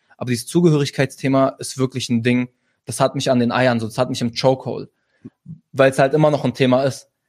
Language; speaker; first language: German; early bilingual, other home language; Arabic